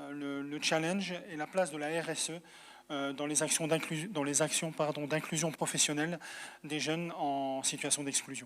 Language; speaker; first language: French; native; French